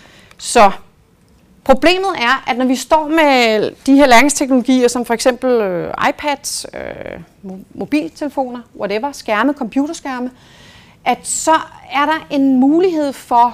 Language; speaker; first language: Danish; native; Danish